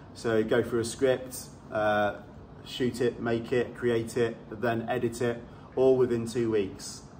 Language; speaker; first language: English; native; English